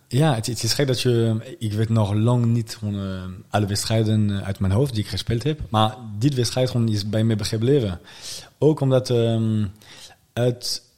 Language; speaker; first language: Dutch; non-native, fluent; French